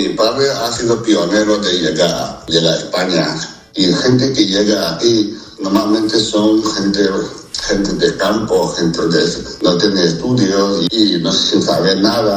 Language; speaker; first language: Spanish; early bilingual, other home language; Chinese